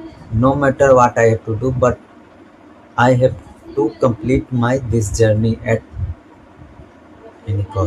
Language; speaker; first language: English; non-native, learner; Hindi